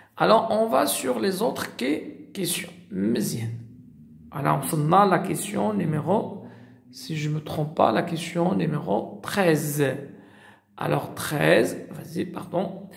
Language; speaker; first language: French; non-native, local second language; Arabic